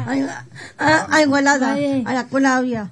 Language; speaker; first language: Catalan; non-native, learner; Spanish